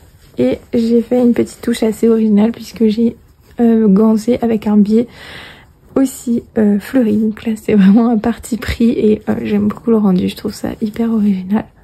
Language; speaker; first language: French; native; French